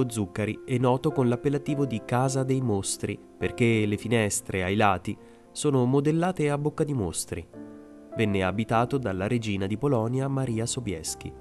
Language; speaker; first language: Italian; native; Italian